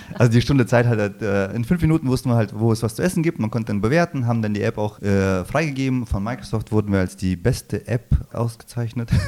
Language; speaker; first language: German; early bilingual, other home language; Low German